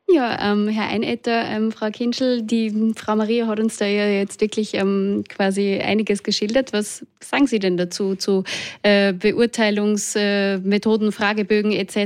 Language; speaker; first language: German; native; German